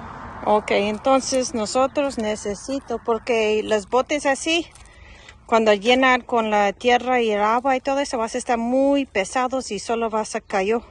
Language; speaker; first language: Spanish; early bilingual, heritage; English